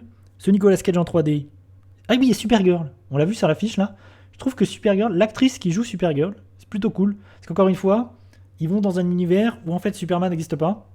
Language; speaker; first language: French; native; French